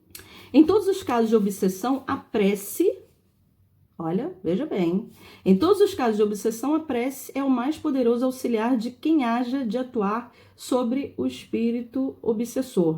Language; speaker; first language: Portuguese; native; Portuguese